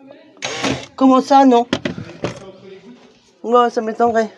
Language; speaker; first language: French; native; French